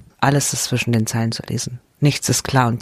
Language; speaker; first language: German; native; German